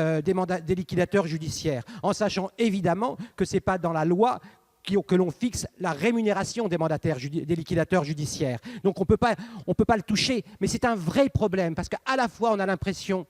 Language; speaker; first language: French; native; French